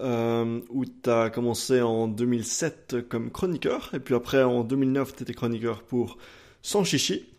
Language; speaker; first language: French; native; French